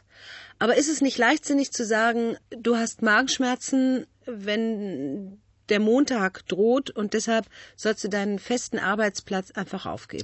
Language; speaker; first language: German; native; German